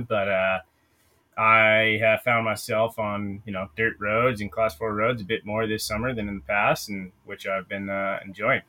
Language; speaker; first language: English; native; English